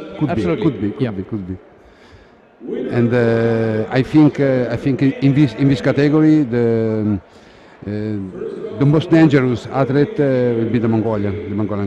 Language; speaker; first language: English; non-native, fluent; Italian